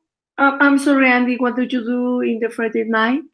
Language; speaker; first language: English; non-native, learner; Spanish